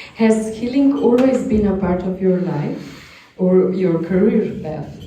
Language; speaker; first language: English; non-native, fluent; Slovenian